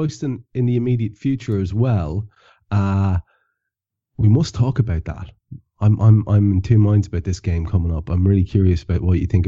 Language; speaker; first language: English; non-native, local second language; Irish